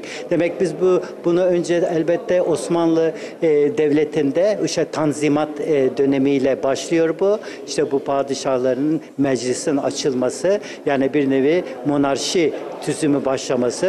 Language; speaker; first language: Turkish; early bilingual, other home language; Uzbek